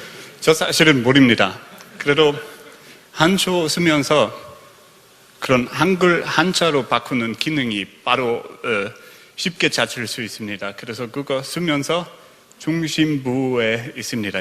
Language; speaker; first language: Korean; non-native, fluent; German